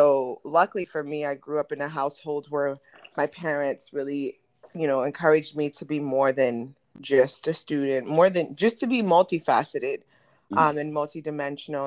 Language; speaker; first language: English; non-native, local second language; Akan